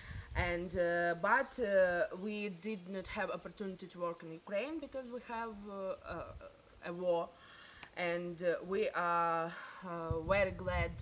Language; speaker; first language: English; non-native, learner; Ukrainian